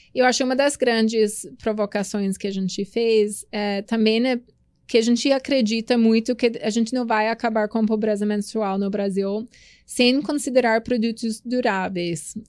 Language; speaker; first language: Portuguese; non-native, fluent; English